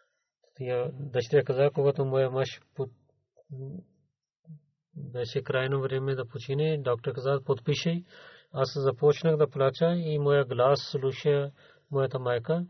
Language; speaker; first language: Bulgarian; non-native, learner; Urdu